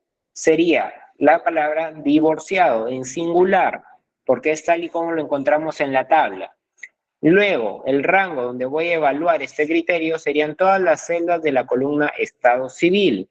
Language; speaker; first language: Spanish; native; Spanish